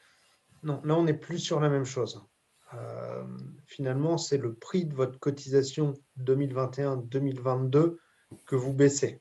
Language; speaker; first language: French; native; French